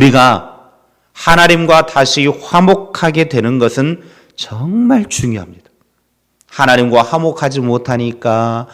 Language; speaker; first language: Korean; native; Korean